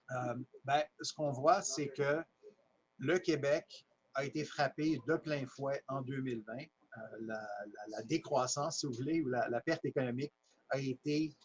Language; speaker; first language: French; native; French